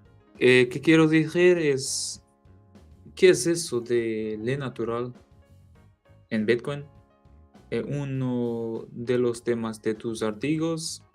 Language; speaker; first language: Spanish; non-native, learner; Portuguese